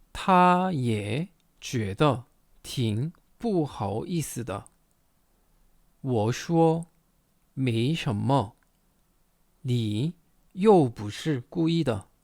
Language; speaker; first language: Chinese; non-native, fluent; Korean